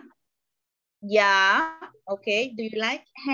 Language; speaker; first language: English; non-native, learner; Spanish